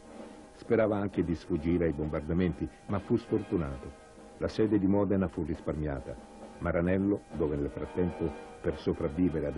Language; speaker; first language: Italian; native; Italian